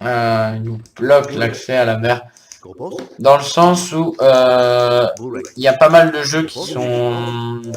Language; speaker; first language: French; native; French